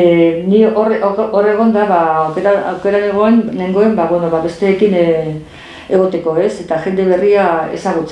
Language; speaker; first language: Basque; non-native, local second language; Spanish